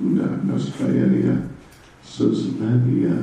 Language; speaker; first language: Russian; non-native, learner; English